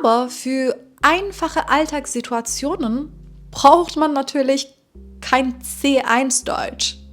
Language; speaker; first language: German; non-native, fluent; Persian